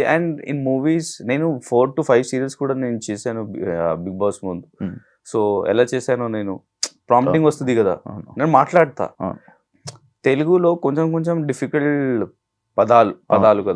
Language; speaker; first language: Telugu; non-native, learner; Hindi